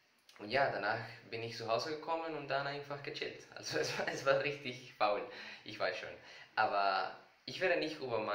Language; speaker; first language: German; non-native, learner; Spanish